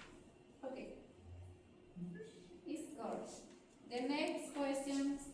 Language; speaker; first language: English; non-native, learner; Spanish